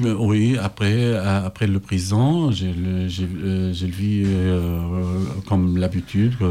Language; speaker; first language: French; non-native, learner; Arabic